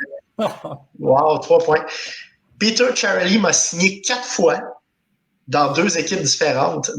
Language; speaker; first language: French; native; French